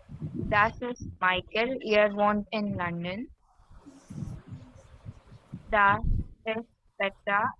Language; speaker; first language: German; non-native, learner; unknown